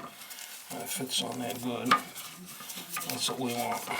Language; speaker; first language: English; native; English